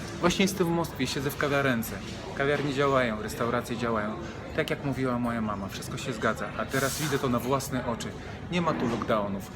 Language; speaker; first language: Polish; non-native, fluent; Russian